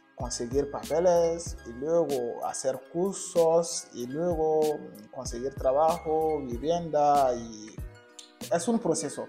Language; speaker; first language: Spanish; non-native, learner; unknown